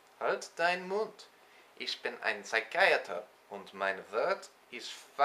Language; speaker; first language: German; non-native, learner; English